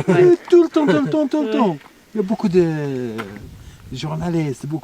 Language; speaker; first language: French; non-native, learner; Arabic